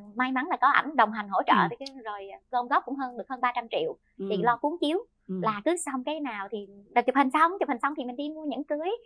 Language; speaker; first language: Vietnamese; native; Vietnamese